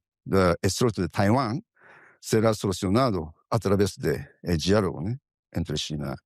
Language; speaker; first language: Portuguese; non-native, fluent; Japanese